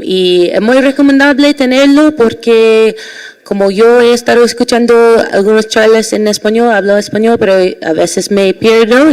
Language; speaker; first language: Spanish; non-native, learner; English